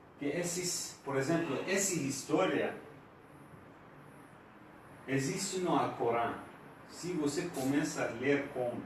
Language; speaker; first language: Portuguese; non-native, fluent; Persian